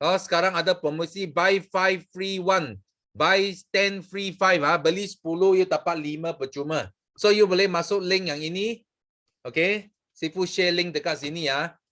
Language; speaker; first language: Malay; non-native, local second language; Chinese